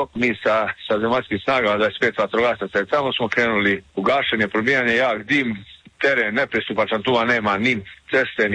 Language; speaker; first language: Serbian; native; Serbian